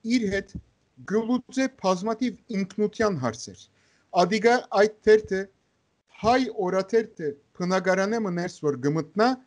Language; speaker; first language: Armenian; native; Armenian